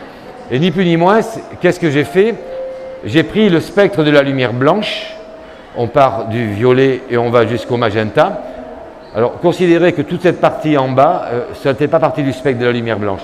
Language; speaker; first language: French; native; French